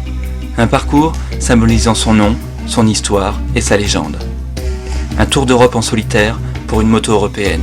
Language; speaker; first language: French; native; French